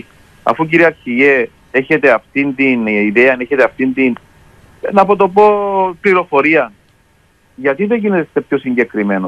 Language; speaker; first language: Greek; native; Greek